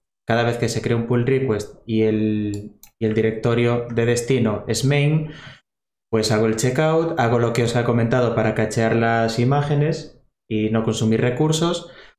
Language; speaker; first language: Spanish; native; Spanish